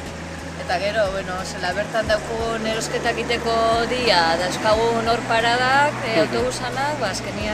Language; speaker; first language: Basque; native; Basque